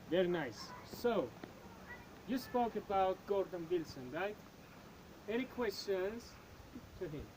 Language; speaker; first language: English; non-native, fluent; Tajik